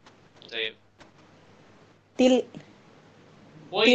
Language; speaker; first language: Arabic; non-native, learner; Bangla